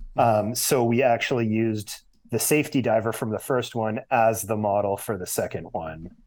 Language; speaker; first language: English; native; English